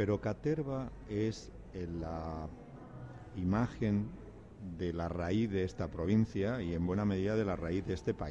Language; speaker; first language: Spanish; native; Spanish